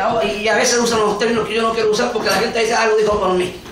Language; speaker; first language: Spanish; native; Spanish